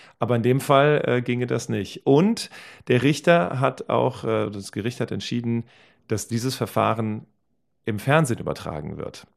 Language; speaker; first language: German; native; German